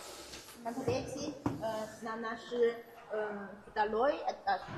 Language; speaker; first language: Russian; non-native, learner; Chinese